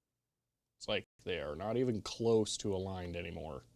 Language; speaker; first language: English; native; English